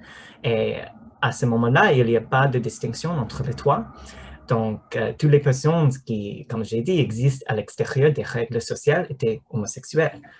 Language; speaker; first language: French; non-native, learner; English